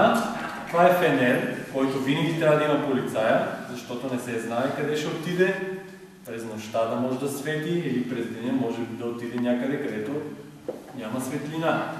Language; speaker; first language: Bulgarian; native; Bulgarian